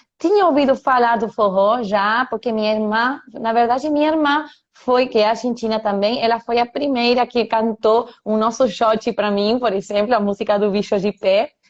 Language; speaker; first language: Portuguese; non-native, fluent; Spanish